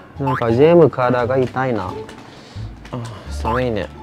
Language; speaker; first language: Japanese; non-native, learner; Vietnamese